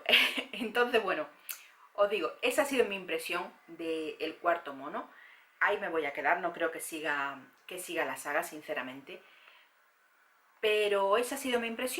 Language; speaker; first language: Spanish; native; Spanish